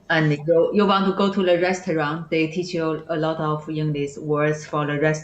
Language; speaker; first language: English; non-native, learner; Chinese